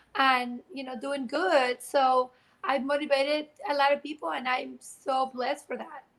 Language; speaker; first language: English; non-native, fluent; Spanish